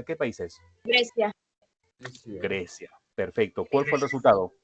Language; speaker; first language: Spanish; native; Spanish